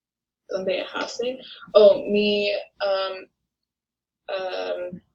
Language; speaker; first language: Spanish; non-native, learner; English